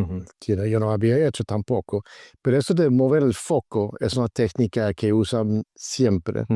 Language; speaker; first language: Spanish; non-native, fluent; Swedish